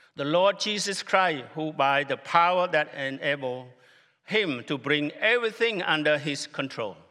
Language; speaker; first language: English; non-native, fluent; Khmer